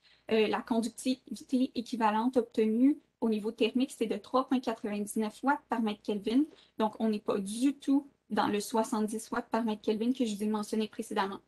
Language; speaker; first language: French; native; French